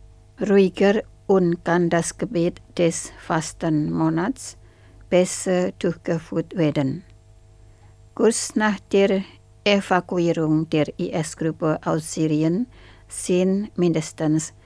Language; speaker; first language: German; non-native, fluent; Indonesian